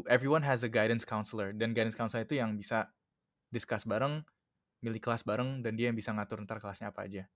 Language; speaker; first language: Indonesian; early bilingual, other home language; English